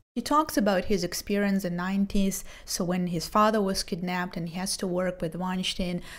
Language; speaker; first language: English; non-native, fluent; Hebrew